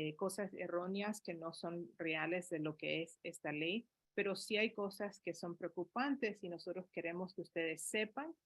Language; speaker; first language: Spanish; early bilingual, heritage; Spanish